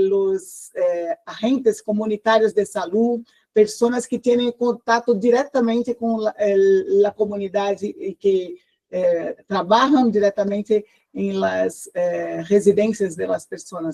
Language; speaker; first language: Spanish; non-native, learner; Portuguese